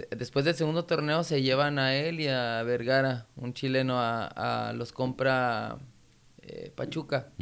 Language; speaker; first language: Spanish; early bilingual, heritage; Spanish